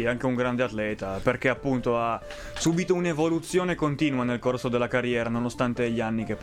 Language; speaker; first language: Italian; native; Italian